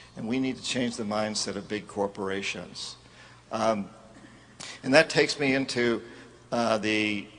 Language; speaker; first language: English; native; English